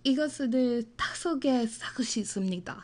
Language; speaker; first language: Korean; non-native, learner; English